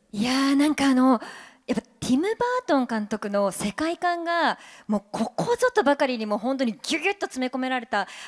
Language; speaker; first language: Japanese; native; Japanese